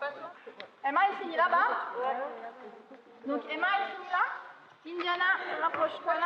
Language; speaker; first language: French; native; French